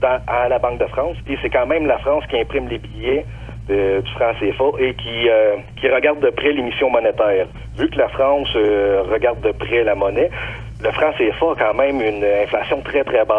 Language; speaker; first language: French; native; French